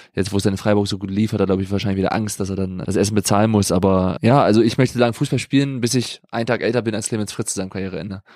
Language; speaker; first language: German; native; German